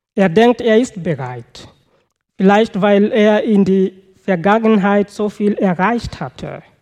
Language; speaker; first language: German; non-native, fluent; Swahili